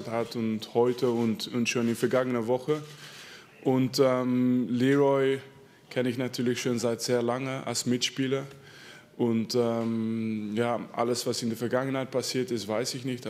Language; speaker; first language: German; non-native, fluent; French